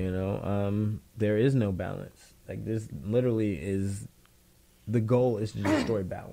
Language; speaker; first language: English; native; English